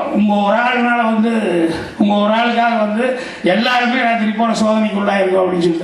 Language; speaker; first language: Tamil; native; Tamil